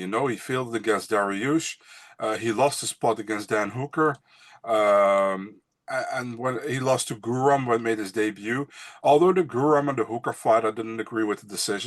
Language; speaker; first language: English; non-native, fluent; Dutch